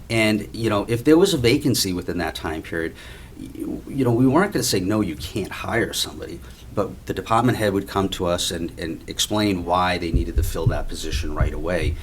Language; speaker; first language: English; native; English